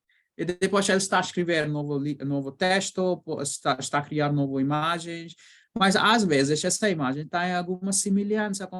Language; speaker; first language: Portuguese; non-native, learner; Bangla